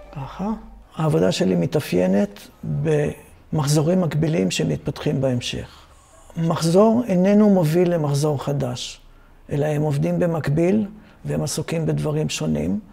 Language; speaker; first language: Hebrew; native; Hebrew